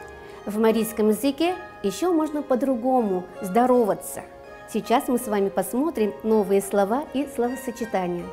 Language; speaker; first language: Russian; non-native, local second language; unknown